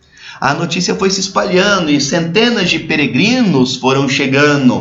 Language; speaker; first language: Portuguese; native; Portuguese